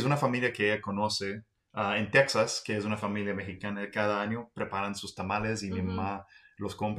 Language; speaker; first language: Spanish; non-native, fluent; English